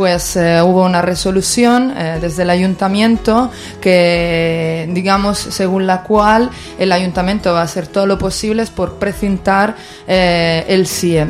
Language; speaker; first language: Spanish; native; Spanish